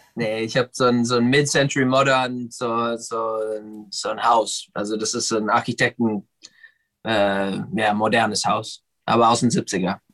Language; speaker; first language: German; non-native, fluent; English